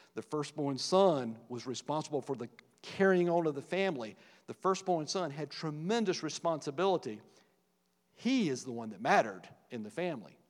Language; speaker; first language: English; native; English